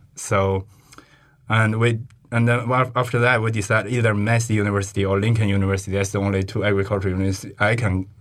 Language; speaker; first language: English; non-native, fluent; Chinese